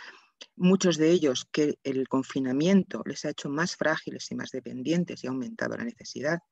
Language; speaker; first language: Spanish; native; Spanish